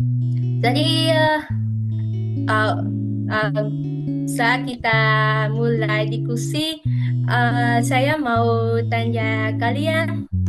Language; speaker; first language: Indonesian; non-native, fluent; Vietnamese